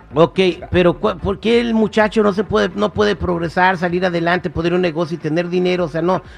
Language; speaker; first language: Spanish; early bilingual, heritage; Spanish